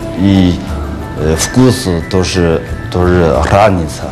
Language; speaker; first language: Russian; non-native, learner; Chinese